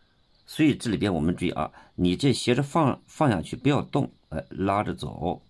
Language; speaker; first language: Chinese; native; Chinese